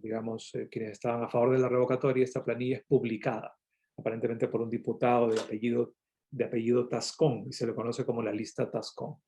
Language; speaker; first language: Spanish; native; Spanish